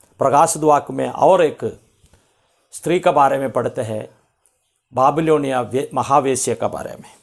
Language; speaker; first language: Hindi; non-native, local second language; Malayalam